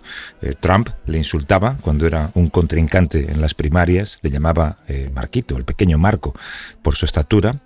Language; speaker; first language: Spanish; native; Spanish